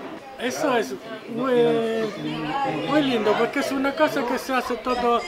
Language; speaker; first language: Spanish; non-native, fluent; Italian